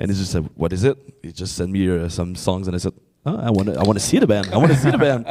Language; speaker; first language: English; non-native, fluent; French